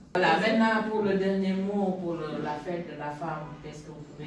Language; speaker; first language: French; non-native, local second language; Wolof